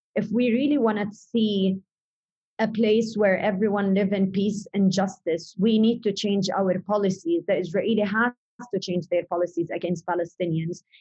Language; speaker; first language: English; early bilingual, other home language; Arabic